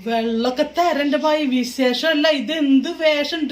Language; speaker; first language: Malayalam; native; Malayalam